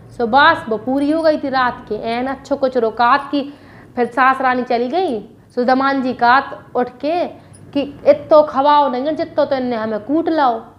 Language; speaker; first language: Hindi; native; Hindi